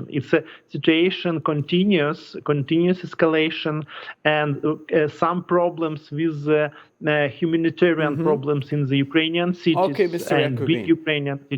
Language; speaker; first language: English; non-native, learner; Ukrainian